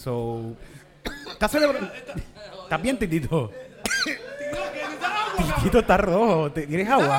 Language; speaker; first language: Spanish; native; Spanish